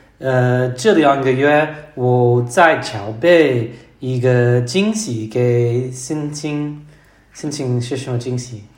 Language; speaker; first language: Chinese; non-native, learner; English